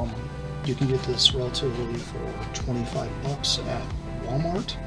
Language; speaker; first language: English; native; English